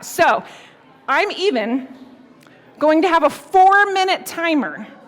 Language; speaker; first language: English; native; English